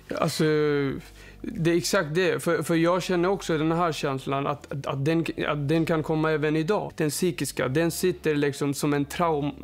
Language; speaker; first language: Swedish; non-native, fluent; Persian